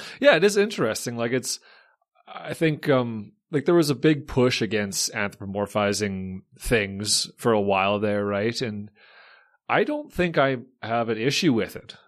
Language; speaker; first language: English; native; English